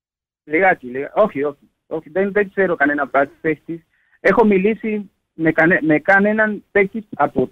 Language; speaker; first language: Greek; non-native, learner; Spanish